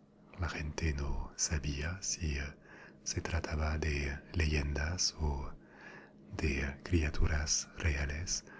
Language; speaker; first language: Spanish; non-native, fluent; French